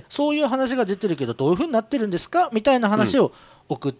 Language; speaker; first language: Japanese; native; Japanese